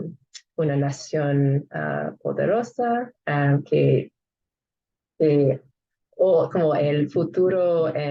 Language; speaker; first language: Spanish; non-native, fluent; English